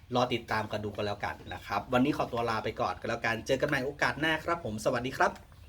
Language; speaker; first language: Thai; native; Thai